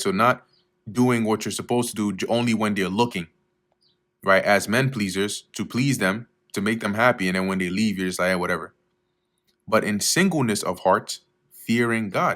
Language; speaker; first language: English; native; English